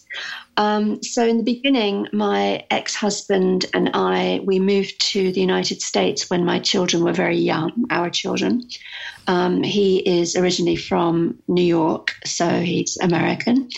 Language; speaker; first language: English; native; English